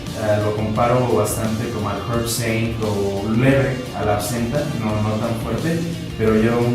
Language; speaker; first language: Spanish; native; Spanish